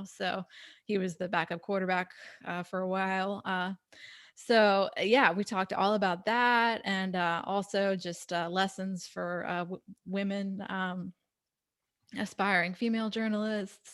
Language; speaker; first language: English; native; English